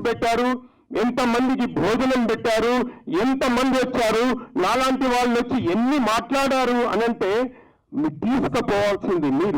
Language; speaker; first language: Telugu; native; Telugu